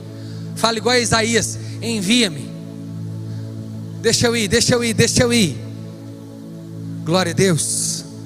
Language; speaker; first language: Portuguese; native; Portuguese